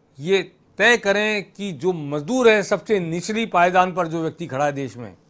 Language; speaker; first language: Hindi; native; Hindi